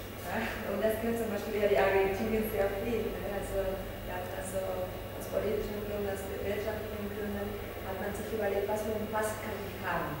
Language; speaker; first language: German; non-native, fluent; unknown